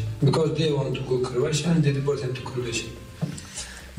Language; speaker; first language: English; non-native, learner; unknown